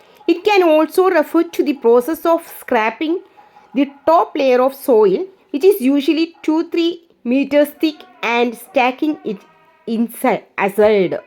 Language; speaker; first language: English; non-native, local second language; Malayalam